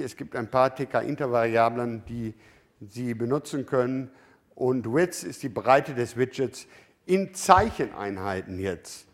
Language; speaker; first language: German; native; German